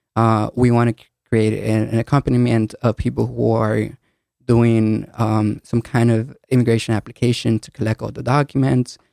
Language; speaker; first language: English; early bilingual, other home language; Spanish